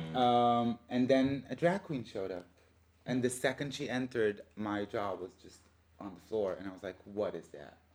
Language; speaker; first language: English; non-native, fluent; Hebrew